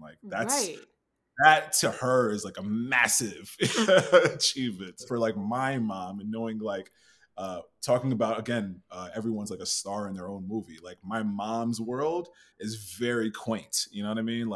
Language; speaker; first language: English; native; English